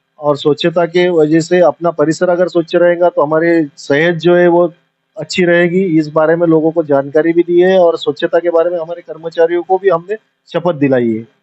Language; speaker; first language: Hindi; non-native, local second language; Marathi